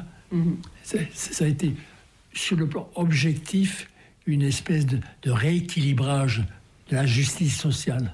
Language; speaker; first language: French; native; French